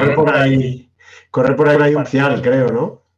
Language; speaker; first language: Spanish; native; Spanish